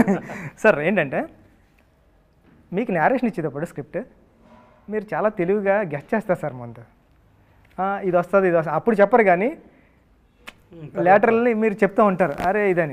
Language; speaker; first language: Telugu; native; Telugu